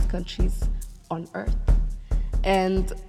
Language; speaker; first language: English; non-native, local second language; Kinyarwanda